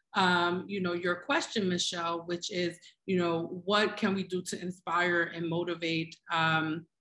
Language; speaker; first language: English; native; English